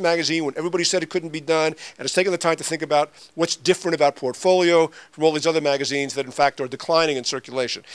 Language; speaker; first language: English; native; English